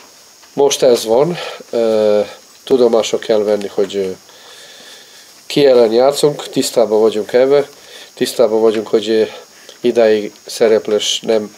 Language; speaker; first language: Hungarian; non-native, fluent; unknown